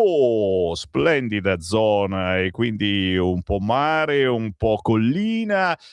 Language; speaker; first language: Italian; native; Italian